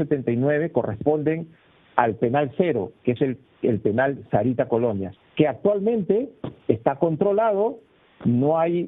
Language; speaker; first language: Spanish; native; Spanish